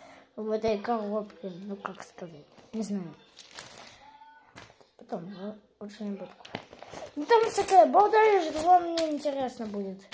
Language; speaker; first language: Russian; early bilingual, heritage; Russian